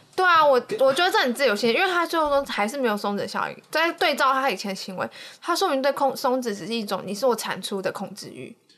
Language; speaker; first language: Chinese; native; Chinese